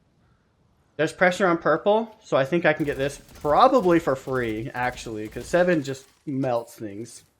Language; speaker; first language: English; native; English